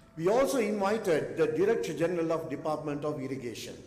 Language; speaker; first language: English; non-native, local second language; Sinhala